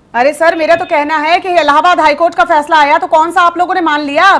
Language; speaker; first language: Hindi; native; Hindi